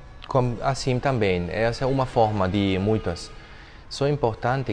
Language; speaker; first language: Portuguese; non-native, fluent; German